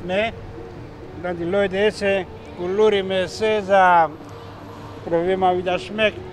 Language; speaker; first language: German; non-native, learner; Greek